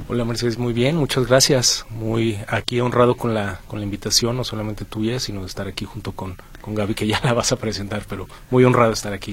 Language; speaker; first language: Spanish; native; Spanish